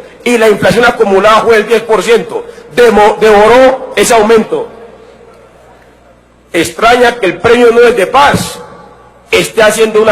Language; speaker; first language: Spanish; native; Spanish